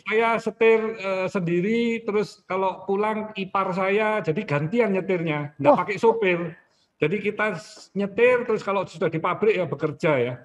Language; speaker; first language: Indonesian; native; Indonesian